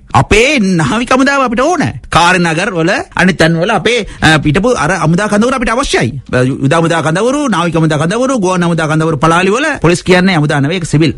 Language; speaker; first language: Sinhala; non-native, local second language; Tamil